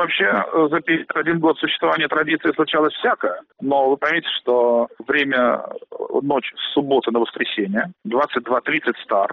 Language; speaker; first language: Russian; native; Russian